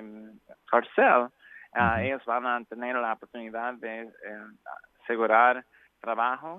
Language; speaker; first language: Spanish; non-native, learner; English